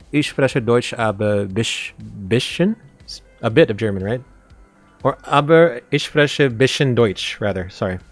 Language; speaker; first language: German; non-native, learner; Filipino